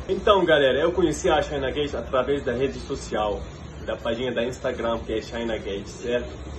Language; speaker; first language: Portuguese; non-native, fluent; Arabic